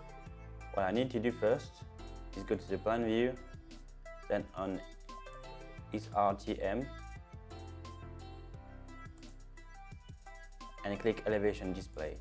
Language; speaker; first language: English; non-native, fluent; French